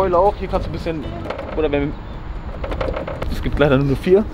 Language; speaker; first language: German; native; German